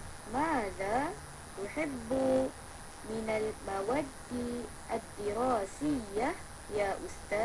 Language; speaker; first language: Arabic; non-native, learner; Malay